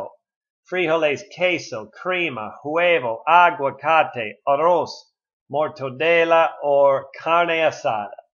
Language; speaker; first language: Spanish; non-native, learner; English